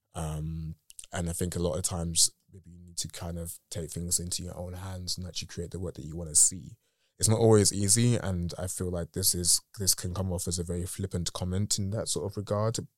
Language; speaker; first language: English; native; English